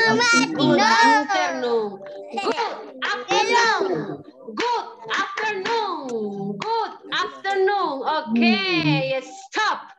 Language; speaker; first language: English; non-native, learner; Spanish